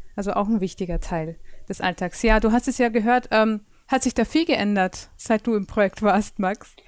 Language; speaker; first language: German; native; German